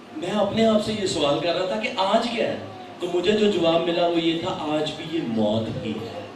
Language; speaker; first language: Urdu; non-native, local second language; Punjabi